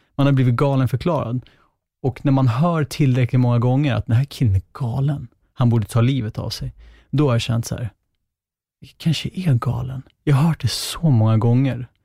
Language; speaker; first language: Swedish; early bilingual, other home language; Kurdish